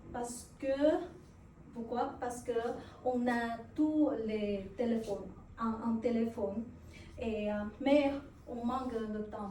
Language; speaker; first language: French; non-native, learner; Vietnamese